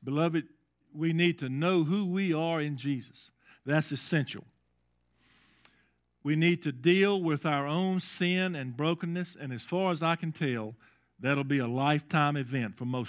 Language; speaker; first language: English; native; English